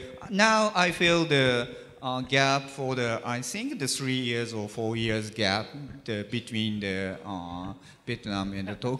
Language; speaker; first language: English; non-native, learner; Japanese